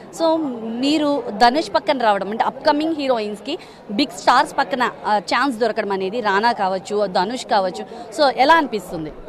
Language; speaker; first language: Telugu; native; Telugu